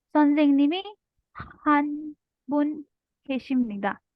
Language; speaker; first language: Korean; non-native, learner; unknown